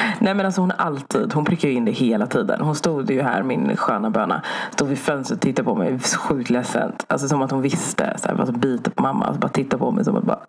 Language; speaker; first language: Swedish; early bilingual, other home language; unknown